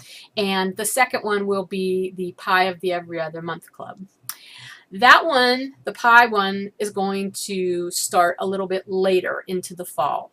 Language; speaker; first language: English; native; English